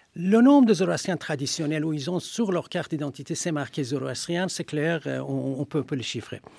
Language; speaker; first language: French; non-native, fluent; Persian